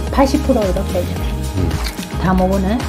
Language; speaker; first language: Korean; non-native, learner; Chinese